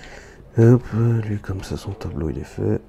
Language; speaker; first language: French; native; French